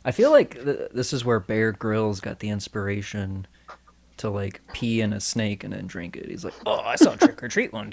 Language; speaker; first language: English; native; English